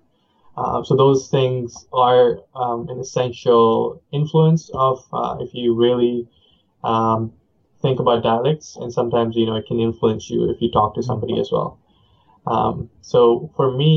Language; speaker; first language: English; non-native, local second language; Punjabi